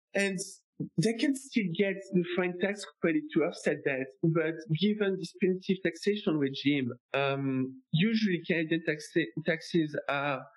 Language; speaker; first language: English; non-native, fluent; French